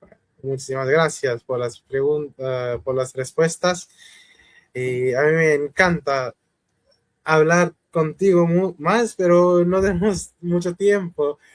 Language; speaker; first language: Spanish; non-native, fluent; Hindi